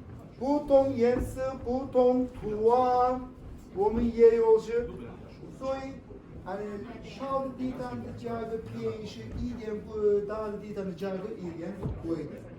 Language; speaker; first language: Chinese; non-native, learner; Turkish